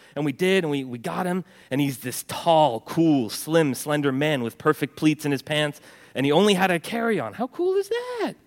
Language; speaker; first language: English; early bilingual, other home language; Norwegian